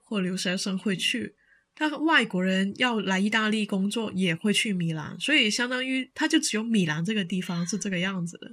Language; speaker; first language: Chinese; non-native, local second language; Cantonese